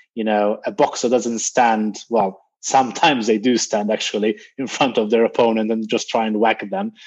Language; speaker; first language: English; non-native, fluent; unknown